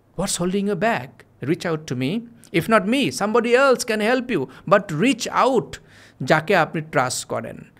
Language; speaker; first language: English; non-native, local second language; Bangla